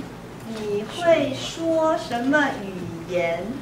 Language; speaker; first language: Chinese; non-native, learner; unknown